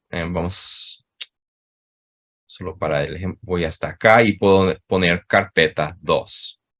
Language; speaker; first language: Spanish; non-native, fluent; English